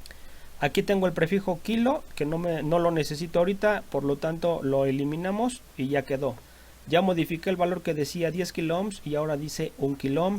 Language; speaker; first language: Spanish; native; Spanish